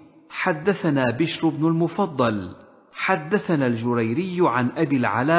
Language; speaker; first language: Arabic; native; Arabic